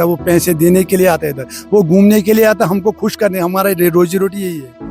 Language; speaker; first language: Hindi; non-native, local second language; Kashmiri